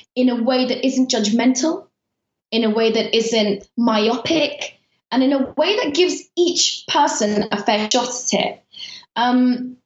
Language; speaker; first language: English; early bilingual, other home language; Persian